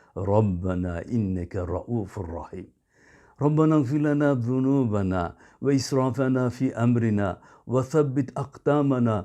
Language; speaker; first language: Arabic; non-native, fluent; Turkish